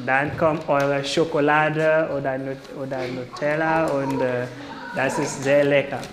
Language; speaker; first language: German; non-native, learner; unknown